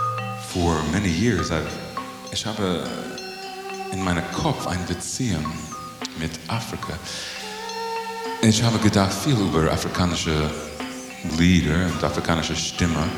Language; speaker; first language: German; non-native, learner; English